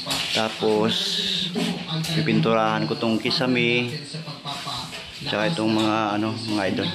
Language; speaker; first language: Filipino; native; Filipino